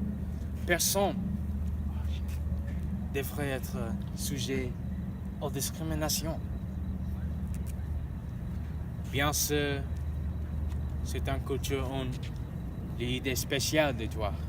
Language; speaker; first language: French; non-native, learner; English